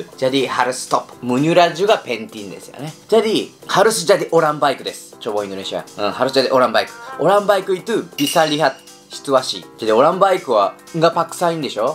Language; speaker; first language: Indonesian; non-native, learner; Japanese